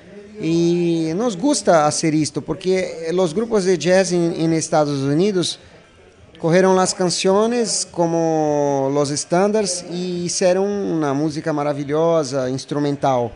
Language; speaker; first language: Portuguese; non-native, learner; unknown